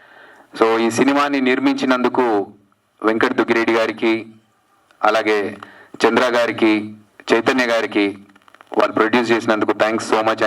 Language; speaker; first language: Telugu; native; Telugu